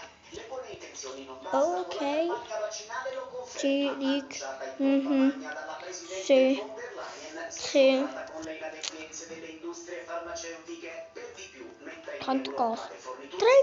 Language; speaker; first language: Italian; native; Italian